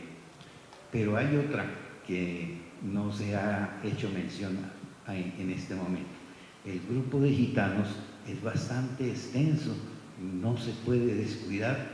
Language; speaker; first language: Spanish; native; Spanish